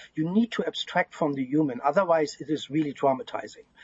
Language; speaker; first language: English; non-native, fluent; German